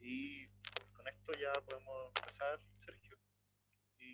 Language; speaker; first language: Spanish; native; Spanish